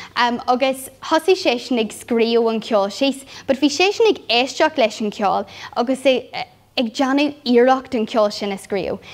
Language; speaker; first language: Irish; non-native, local second language; English